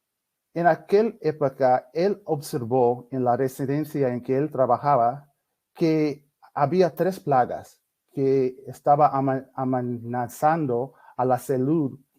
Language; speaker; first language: Spanish; non-native, fluent; English